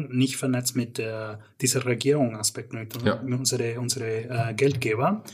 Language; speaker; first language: German; non-native, fluent; English